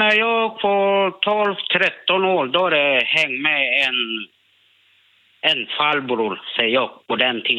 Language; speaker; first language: Swedish; non-native, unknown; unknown